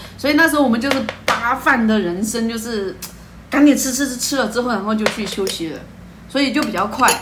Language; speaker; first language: Chinese; native; Chinese